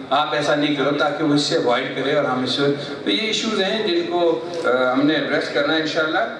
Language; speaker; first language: Urdu; non-native, local second language; Punjabi